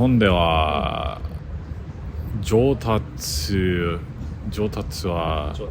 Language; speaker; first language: Japanese; non-native, learner; English